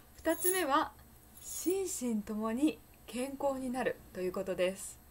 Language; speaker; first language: Japanese; native; Japanese